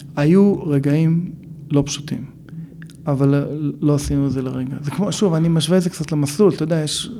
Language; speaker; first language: Hebrew; native; Hebrew